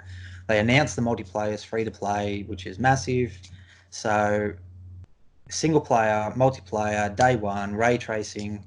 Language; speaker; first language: English; native; English